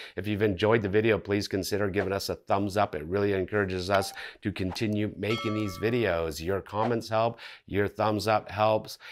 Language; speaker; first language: English; native; English